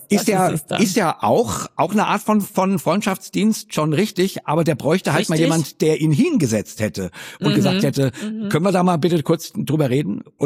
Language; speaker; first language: German; native; German